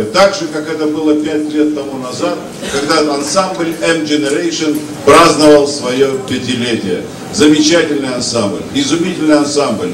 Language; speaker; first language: Russian; native; Russian